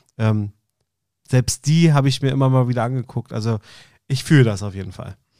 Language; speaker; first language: German; native; German